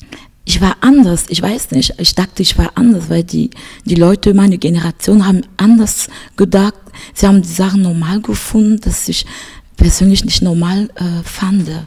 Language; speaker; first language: German; non-native, fluent; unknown